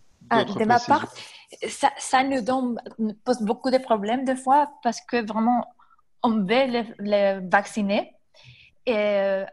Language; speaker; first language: French; non-native, fluent; Spanish